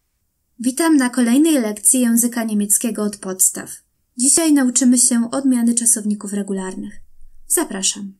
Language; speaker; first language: Polish; native; Polish